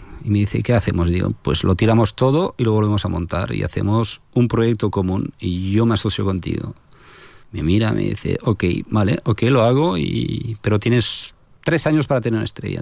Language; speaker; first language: Spanish; non-native, fluent; French